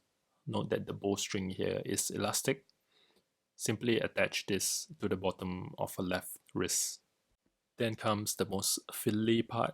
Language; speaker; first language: English; native; English